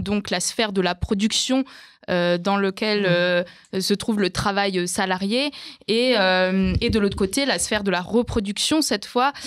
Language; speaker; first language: French; native; French